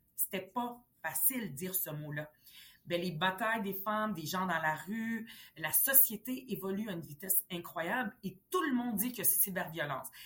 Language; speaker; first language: French; early bilingual, other home language; Arabic